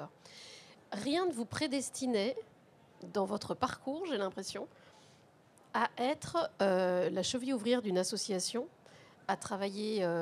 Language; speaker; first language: French; native; French